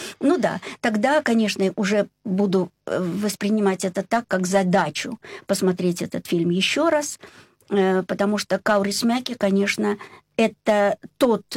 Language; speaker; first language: Russian; native; Russian